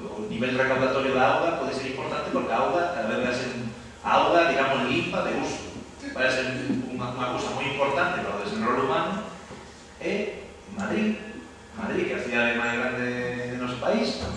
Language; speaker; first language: Galician; non-native, local second language; Spanish